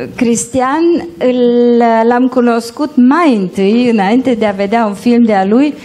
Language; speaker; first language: Romanian; non-native, local second language; German